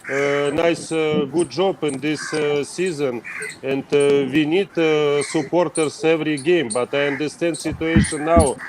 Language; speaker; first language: English; non-native, learner; Russian